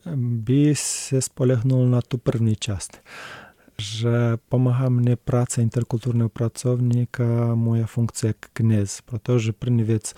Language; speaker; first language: Czech; non-native, learner; Romanian